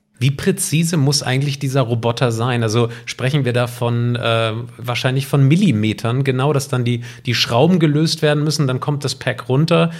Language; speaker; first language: German; native; German